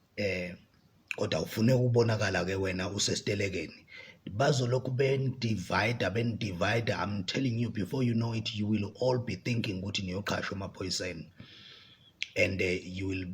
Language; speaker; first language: Zulu; non-native, local second language; Swati